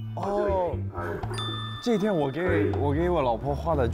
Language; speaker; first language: Chinese; non-native, fluent; Korean